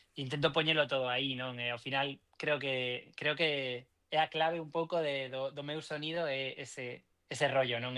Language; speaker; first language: Galician; non-native, local second language; Spanish